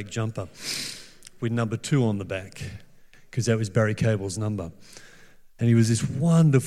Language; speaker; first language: English; native; English